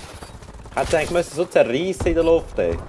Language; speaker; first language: German; native; German